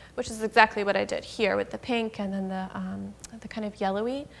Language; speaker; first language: English; native; English